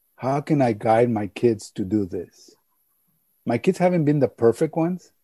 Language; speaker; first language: English; early bilingual, other home language; Spanish